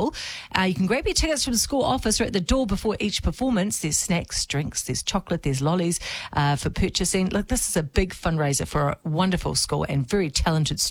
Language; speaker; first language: English; native; English